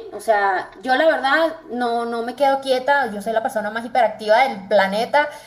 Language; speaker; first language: Spanish; native; Spanish